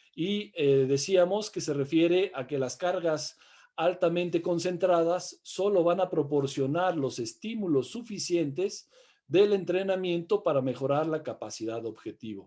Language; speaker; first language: Spanish; native; Spanish